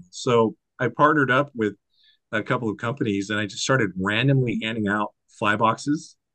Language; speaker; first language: English; native; English